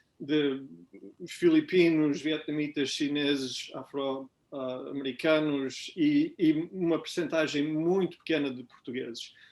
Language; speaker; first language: Portuguese; native; Portuguese